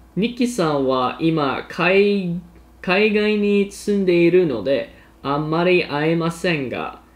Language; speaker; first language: Japanese; non-native, learner; English